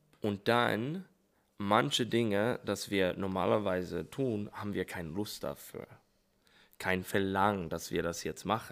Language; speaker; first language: German; non-native, learner; English